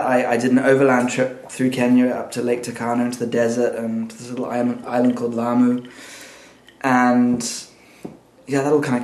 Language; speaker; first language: English; native; English